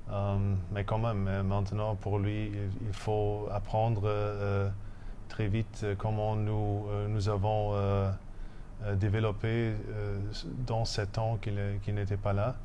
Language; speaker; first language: French; non-native, fluent; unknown